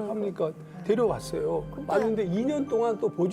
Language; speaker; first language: Korean; native; Korean